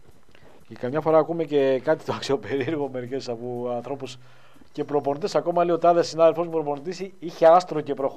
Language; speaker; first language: Greek; native; Greek